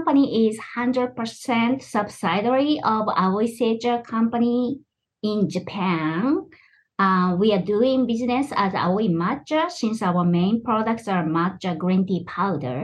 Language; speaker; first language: English; non-native, fluent; Japanese